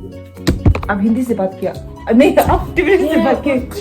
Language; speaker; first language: Hindi; non-native, local second language; Tibetan